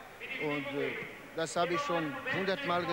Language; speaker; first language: German; non-native, fluent; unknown